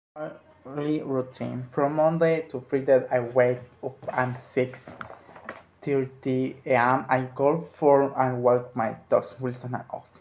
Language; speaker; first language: English; non-native, learner; Spanish